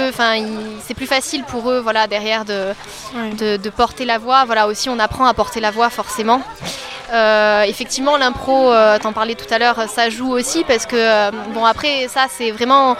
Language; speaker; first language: French; native; French